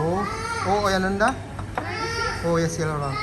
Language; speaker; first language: Turkish; non-native, learner; Indonesian